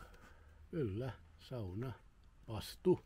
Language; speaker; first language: Finnish; native; Finnish